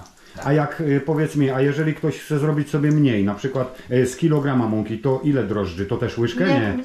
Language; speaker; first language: Polish; native; Polish